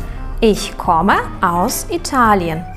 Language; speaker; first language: German; non-native, fluent; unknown